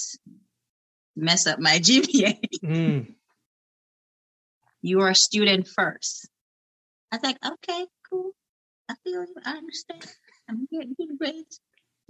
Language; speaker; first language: English; non-native, local second language; Jamaican Creole English